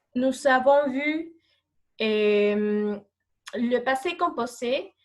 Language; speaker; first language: French; non-native, fluent; Spanish